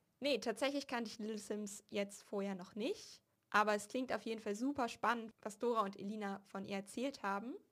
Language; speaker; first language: German; native; German